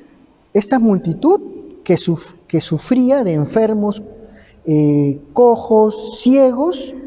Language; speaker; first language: Spanish; native; Spanish